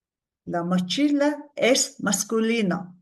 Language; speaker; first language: Spanish; non-native, fluent; Mongolian